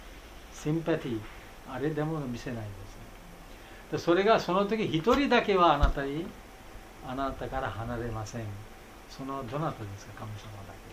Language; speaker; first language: Japanese; non-native, fluent; Bangla